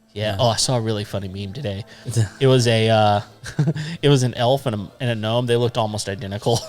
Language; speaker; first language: English; native; English